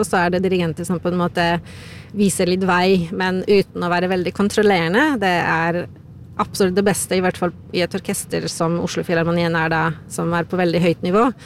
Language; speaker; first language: Norwegian; non-native, fluent; Polish